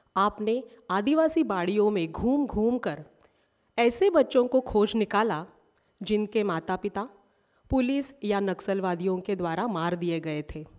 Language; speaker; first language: Hindi; non-native, local second language; Marathi